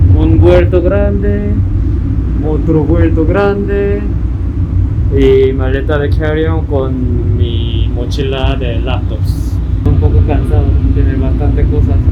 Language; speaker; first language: Spanish; non-native, fluent; Korean